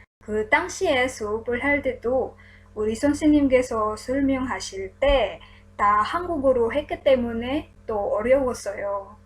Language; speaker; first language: Korean; non-native, learner; Filipino